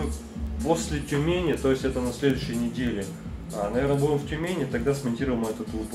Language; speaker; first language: Russian; native; Russian